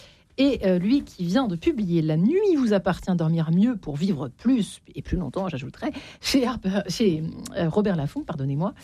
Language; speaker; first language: French; native; French